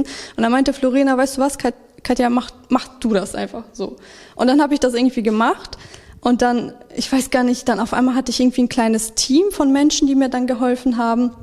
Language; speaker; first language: German; early bilingual, other home language; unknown